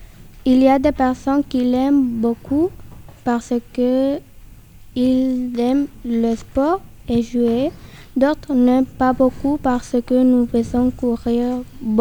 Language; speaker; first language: French; non-native, learner; Spanish